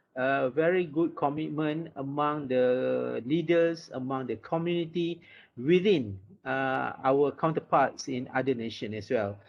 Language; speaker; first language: English; non-native, local second language; Malay